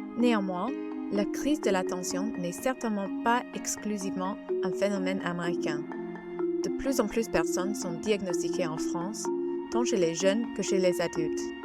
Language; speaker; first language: French; native; French